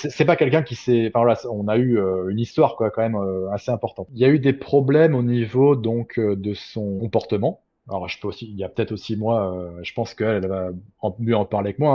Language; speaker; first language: French; native; French